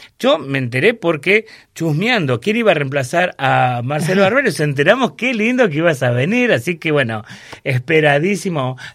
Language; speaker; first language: Spanish; native; Spanish